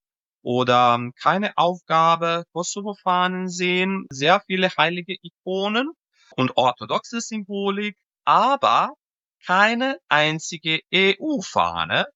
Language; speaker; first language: German; non-native, fluent; Serbian